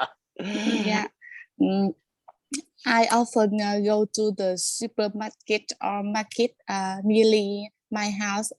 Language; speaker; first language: English; non-native, learner; Vietnamese